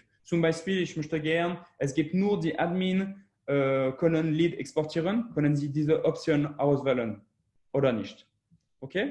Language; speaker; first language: German; non-native, learner; French